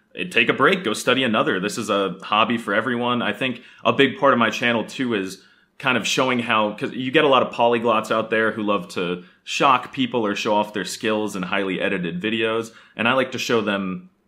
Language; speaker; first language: English; native; English